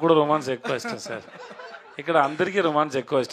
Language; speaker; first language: Telugu; non-native, learner; Tamil